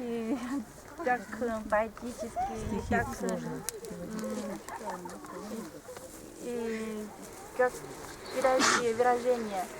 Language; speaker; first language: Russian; non-native, learner; Chinese